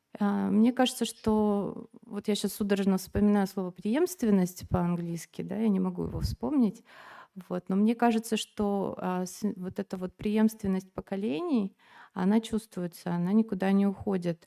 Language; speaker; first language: Russian; native; Russian